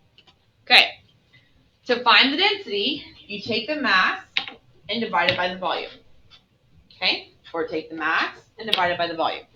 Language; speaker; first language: English; native; English